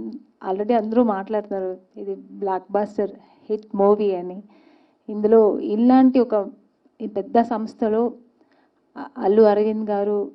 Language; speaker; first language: Telugu; non-native, learner; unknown